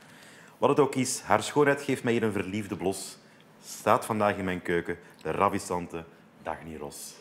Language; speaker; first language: Dutch; native; Dutch